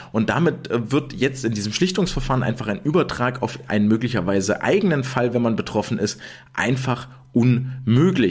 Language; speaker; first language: German; native; German